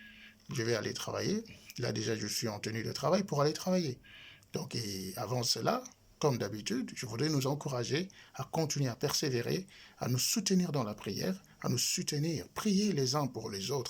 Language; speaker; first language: French; non-native, local second language; Lingala